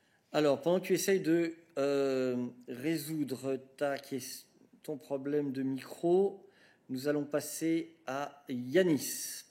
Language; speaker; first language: French; native; French